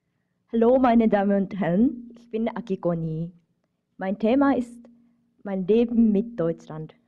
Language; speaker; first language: German; non-native, fluent; Japanese